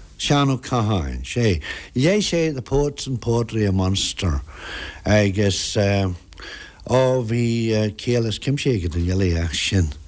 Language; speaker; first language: Irish; non-native, local second language; English